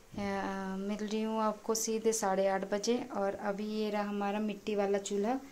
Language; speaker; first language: Hindi; native; Hindi